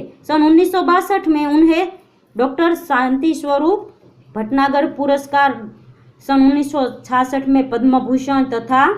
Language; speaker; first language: Hindi; non-native, local second language; Gujarati